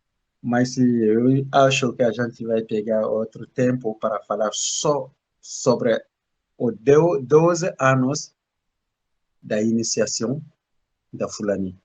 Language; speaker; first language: Portuguese; non-native, learner; Bambara